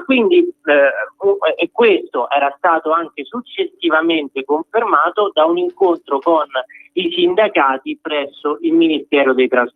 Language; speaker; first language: Italian; native; Italian